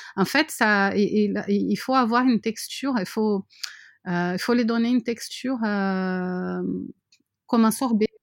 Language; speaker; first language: French; non-native, fluent; Portuguese